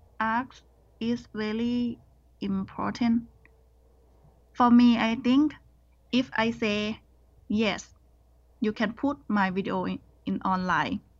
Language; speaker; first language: English; non-native, learner; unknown